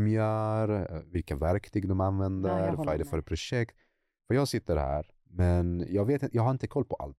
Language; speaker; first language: Swedish; non-native, fluent; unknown